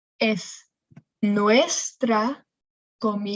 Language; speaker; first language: Spanish; non-native, fluent; English